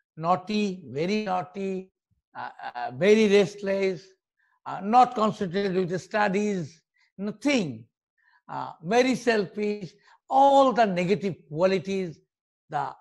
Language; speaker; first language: English; non-native, local second language; Bangla